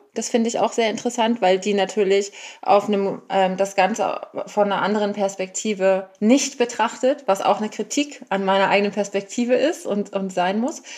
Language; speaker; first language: German; native; German